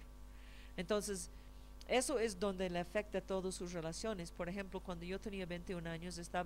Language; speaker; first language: Spanish; non-native, fluent; English